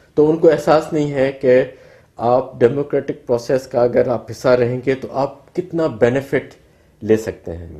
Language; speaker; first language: Urdu; non-native, local second language; Baluchi